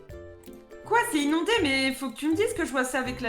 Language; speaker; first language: French; native; French